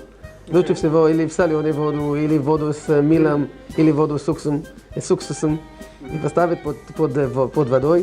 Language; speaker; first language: Russian; non-native, learner; Hebrew